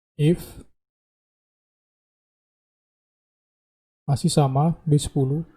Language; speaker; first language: Indonesian; native; Indonesian